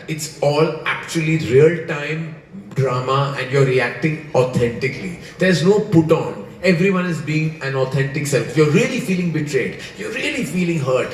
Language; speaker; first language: English; non-native, local second language; Hindi